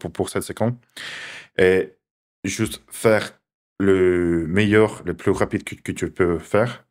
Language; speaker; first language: French; non-native, fluent; Russian